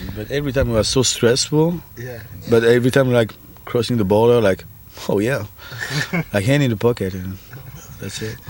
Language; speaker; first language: English; non-native, fluent; French